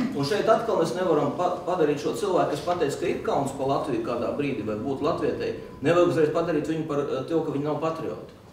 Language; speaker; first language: Latvian; non-native, local second language; Russian